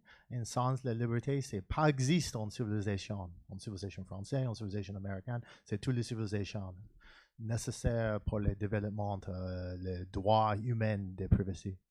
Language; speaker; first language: French; non-native, learner; English